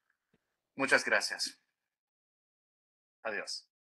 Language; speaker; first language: Spanish; non-native, learner; English